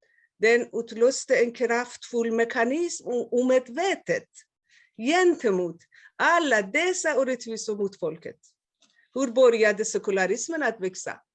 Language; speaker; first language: Swedish; non-native, fluent; Persian